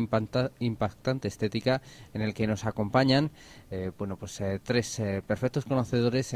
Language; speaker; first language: Spanish; native; Spanish